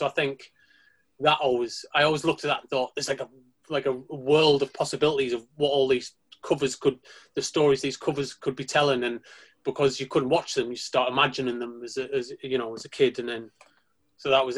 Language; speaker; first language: English; native; English